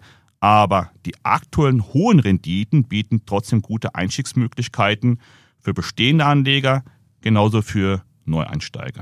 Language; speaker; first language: German; native; German